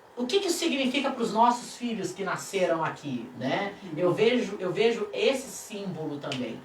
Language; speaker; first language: Portuguese; native; Portuguese